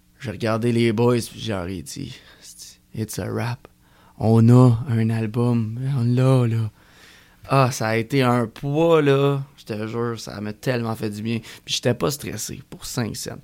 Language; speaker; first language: French; native; French